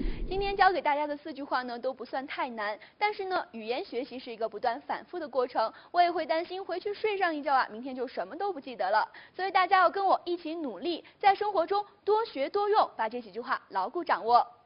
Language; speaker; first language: Chinese; native; Chinese